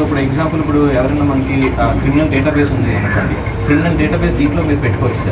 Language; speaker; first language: Telugu; native; Telugu